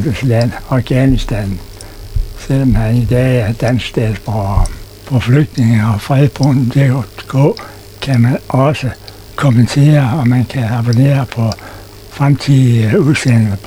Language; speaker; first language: Danish; non-native, fluent; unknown